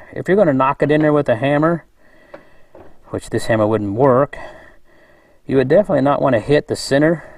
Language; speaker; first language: English; native; English